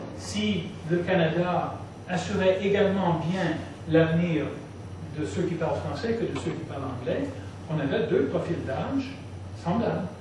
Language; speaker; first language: French; non-native, local second language; English